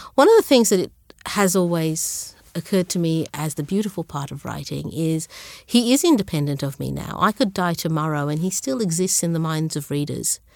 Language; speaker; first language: English; early bilingual, other home language; Sinhala